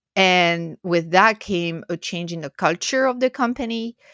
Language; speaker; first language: English; non-native, fluent; French